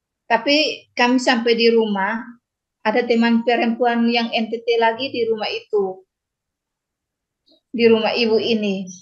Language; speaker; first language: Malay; non-native, local second language; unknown